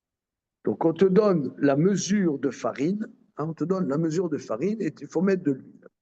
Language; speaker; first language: French; native; French